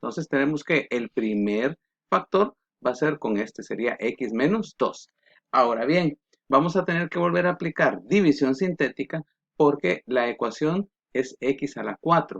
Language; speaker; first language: Spanish; native; Spanish